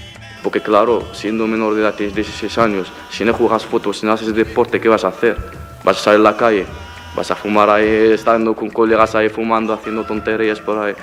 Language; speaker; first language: Spanish; non-native, fluent; Arabic